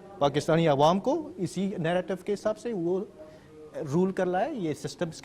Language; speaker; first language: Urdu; non-native, fluent; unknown